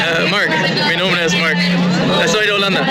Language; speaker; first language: Spanish; non-native, learner; Dutch